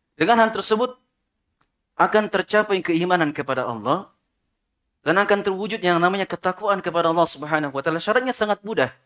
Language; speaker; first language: Malay; non-native, local second language; Sundanese